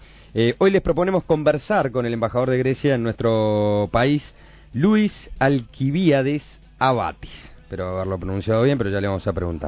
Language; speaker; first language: Spanish; native; Spanish